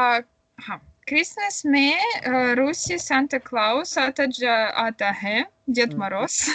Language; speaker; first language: Hindi; non-native, learner; Russian